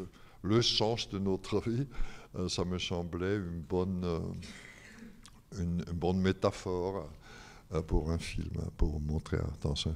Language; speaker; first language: French; non-native, fluent; German